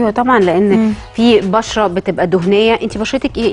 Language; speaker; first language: Arabic; native; Arabic